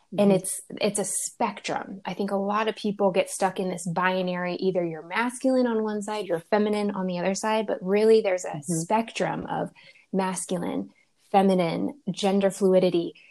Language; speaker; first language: English; early bilingual, other home language; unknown